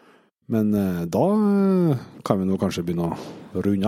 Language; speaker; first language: Norwegian; native; Norwegian